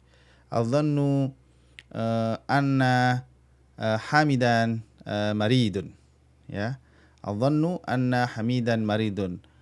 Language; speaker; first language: Arabic; non-native, fluent; Indonesian